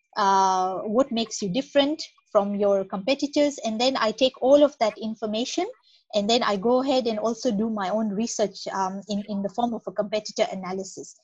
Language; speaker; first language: English; non-native, local second language; Gujarati